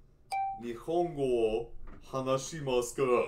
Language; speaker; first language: Japanese; non-native, learner; English